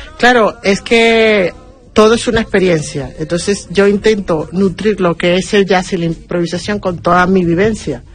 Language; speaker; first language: Spanish; native; Spanish